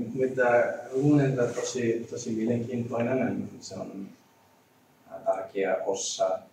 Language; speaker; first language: Finnish; non-native, learner; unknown